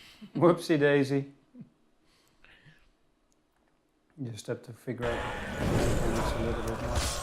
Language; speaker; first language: English; non-native, fluent; Dutch